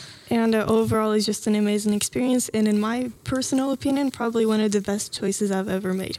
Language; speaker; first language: English; non-native, fluent; Norwegian